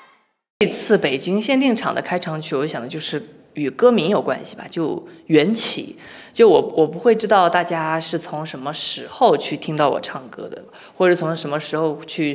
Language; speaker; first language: Chinese; native; Chinese